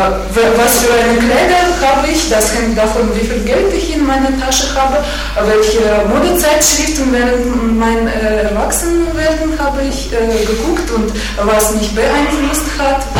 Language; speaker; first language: German; non-native, fluent; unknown